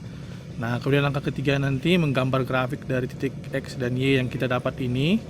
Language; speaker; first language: Indonesian; native; Indonesian